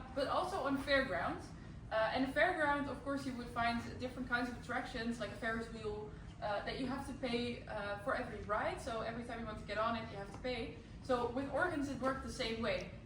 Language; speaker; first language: English; non-native, fluent; Dutch